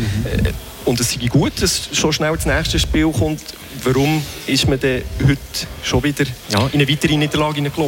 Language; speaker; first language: German; native; German